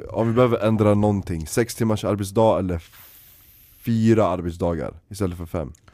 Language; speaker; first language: Swedish; early bilingual, other home language; Arabic